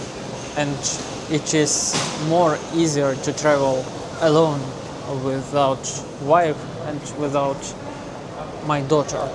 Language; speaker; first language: English; non-native, learner; Russian